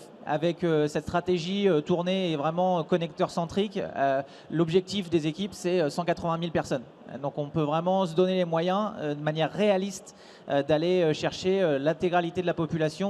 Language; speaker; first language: French; native; French